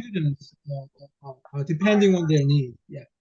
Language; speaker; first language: English; non-native, fluent; Korean